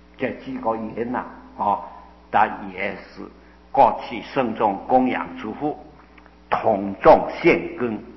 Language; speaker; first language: Chinese; non-native, local second language; Cantonese